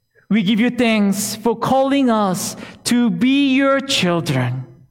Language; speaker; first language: English; non-native, fluent; Korean